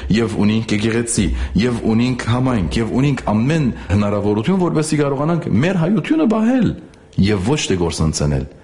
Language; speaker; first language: Armenian; native; Armenian